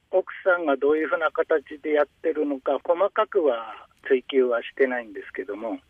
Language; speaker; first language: Japanese; native; Japanese